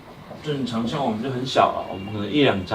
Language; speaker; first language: Chinese; native; Chinese